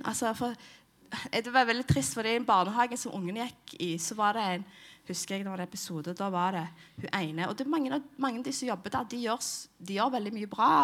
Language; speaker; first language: Norwegian; early bilingual, other home language; Somali